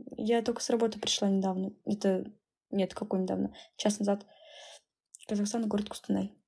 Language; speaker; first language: Russian; native; Russian